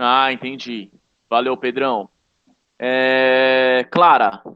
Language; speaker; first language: Portuguese; native; Portuguese